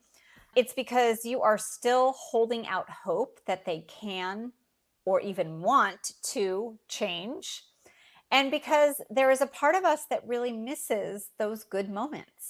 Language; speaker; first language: English; native; English